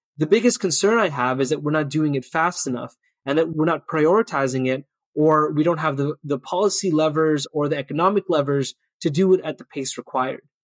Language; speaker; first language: English; early bilingual, other home language; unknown